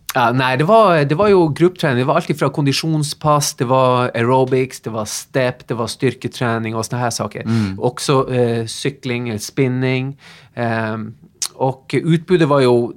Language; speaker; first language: Swedish; non-native, fluent; Norwegian